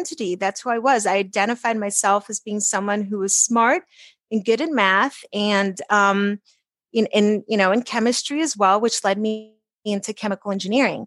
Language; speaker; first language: English; early bilingual, other home language; Portuguese